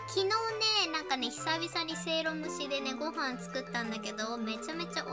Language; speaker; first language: Japanese; native; Japanese